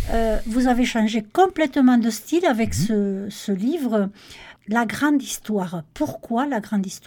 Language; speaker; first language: French; native; French